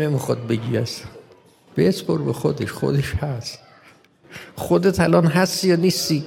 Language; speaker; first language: Persian; native; Persian